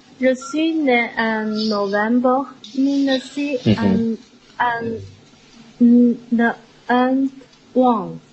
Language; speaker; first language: French; non-native, learner; Chinese